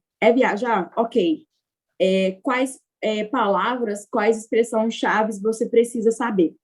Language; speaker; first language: Portuguese; native; Portuguese